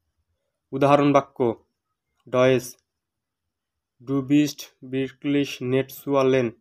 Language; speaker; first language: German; non-native, fluent; Bangla